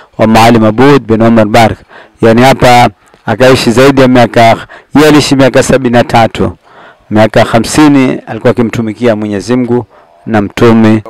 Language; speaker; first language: Swahili; native; Swahili